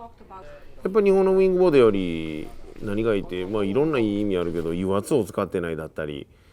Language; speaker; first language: Japanese; native; Japanese